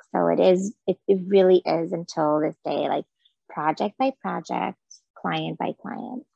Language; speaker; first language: English; non-native, fluent; Hebrew